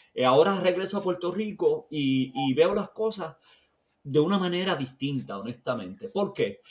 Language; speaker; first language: Spanish; native; Spanish